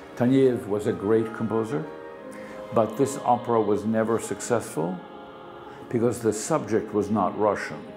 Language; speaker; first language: English; early bilingual, other home language; Russian